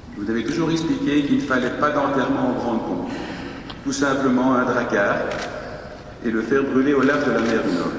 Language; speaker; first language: French; native; French